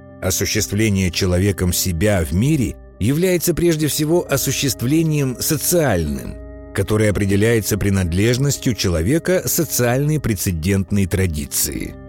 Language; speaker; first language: Russian; native; Russian